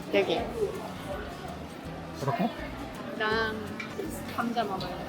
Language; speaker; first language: Korean; non-native, fluent; Russian